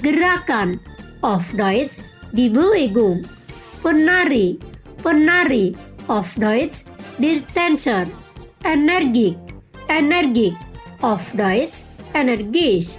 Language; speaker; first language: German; non-native, fluent; Indonesian